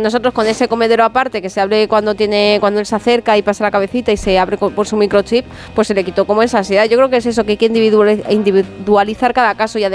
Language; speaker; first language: Spanish; native; Spanish